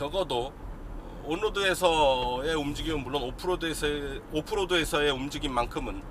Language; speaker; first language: Korean; native; Korean